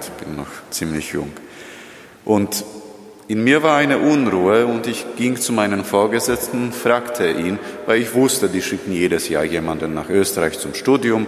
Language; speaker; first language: German; non-native, fluent; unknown